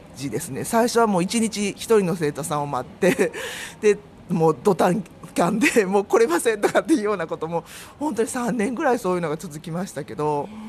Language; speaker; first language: Japanese; native; Japanese